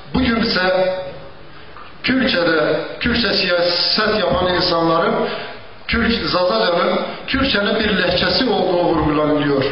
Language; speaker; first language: Turkish; non-native, local second language; Zaza